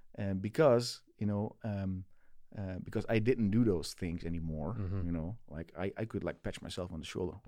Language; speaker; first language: English; non-native, fluent; Dutch